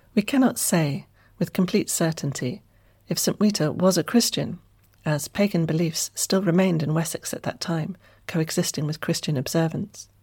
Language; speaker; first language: English; native; English